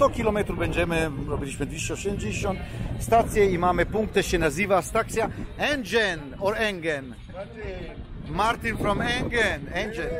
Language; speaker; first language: Polish; non-native, fluent; Italian